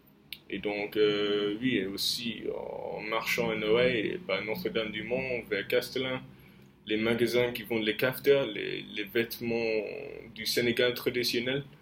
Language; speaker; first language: French; non-native, fluent; English